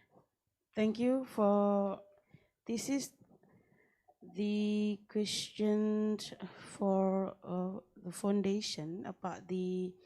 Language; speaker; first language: English; non-native, learner; Indonesian